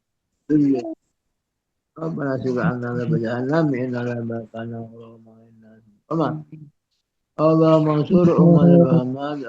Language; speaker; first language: Arabic; non-native, fluent; Indonesian